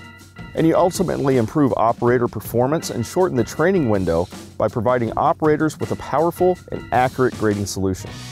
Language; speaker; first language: English; native; English